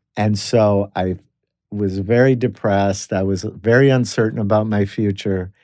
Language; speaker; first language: English; native; English